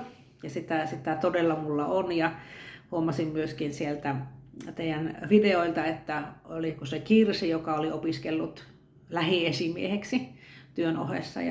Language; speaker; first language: Finnish; native; Finnish